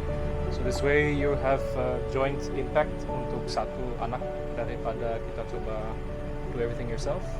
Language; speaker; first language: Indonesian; early bilingual, other home language; Dutch